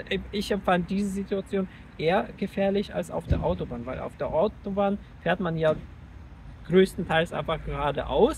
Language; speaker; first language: German; native; German